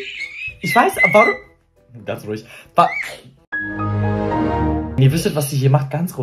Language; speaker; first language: German; native; German